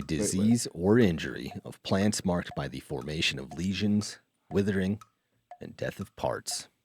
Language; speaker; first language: English; native; English